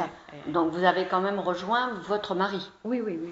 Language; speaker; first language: French; native; French